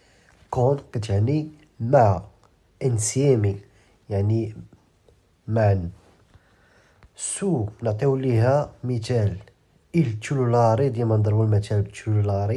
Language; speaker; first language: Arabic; native; Arabic